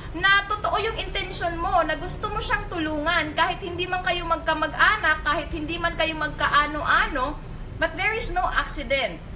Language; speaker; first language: Filipino; non-native, local second language; Cebuano